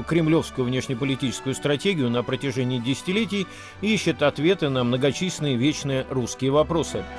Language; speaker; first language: Russian; native; Russian